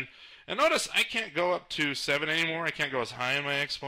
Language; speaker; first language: English; native; English